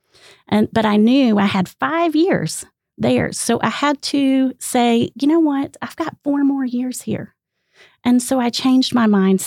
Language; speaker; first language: English; native; English